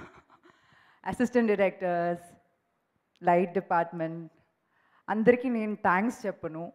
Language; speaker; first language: Telugu; non-native, local second language; Malayalam